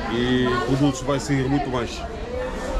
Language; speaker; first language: Portuguese; non-native, local second language; Kabuverdianu